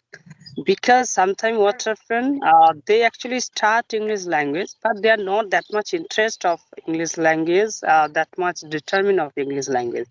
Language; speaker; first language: English; non-native, local second language; Bangla